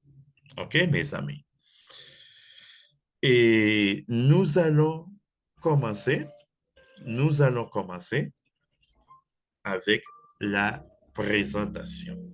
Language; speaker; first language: French; non-native, fluent; Spanish